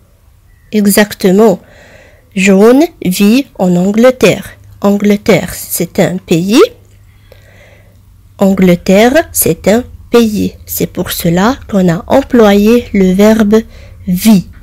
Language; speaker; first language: French; non-native, fluent; Arabic